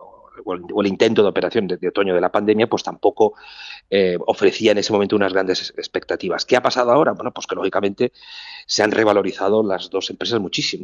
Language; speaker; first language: Spanish; native; Spanish